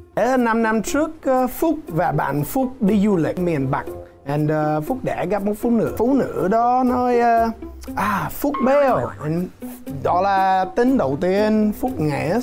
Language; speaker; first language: Vietnamese; non-native, learner; English